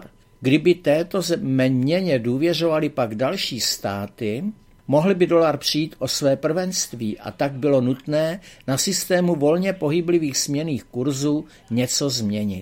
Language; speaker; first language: Czech; native; Czech